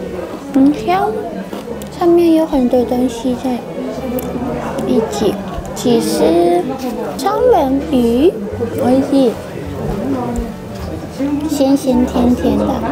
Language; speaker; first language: Chinese; non-native, fluent; Japanese